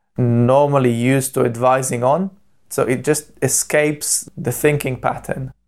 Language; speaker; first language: English; non-native, fluent; Hebrew